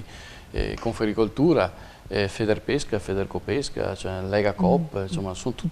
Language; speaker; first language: Italian; native; Italian